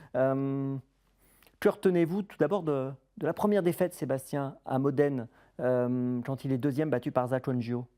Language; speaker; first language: French; native; French